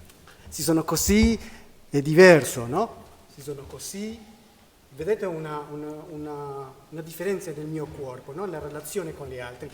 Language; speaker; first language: Italian; non-native, learner; Spanish